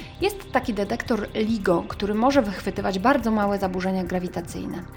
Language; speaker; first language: Polish; native; Polish